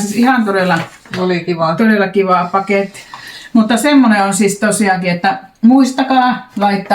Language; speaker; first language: Finnish; native; Finnish